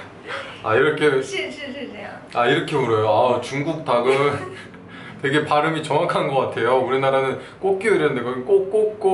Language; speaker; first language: Korean; native; Korean